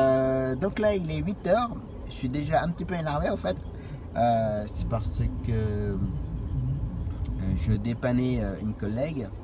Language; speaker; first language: French; native; French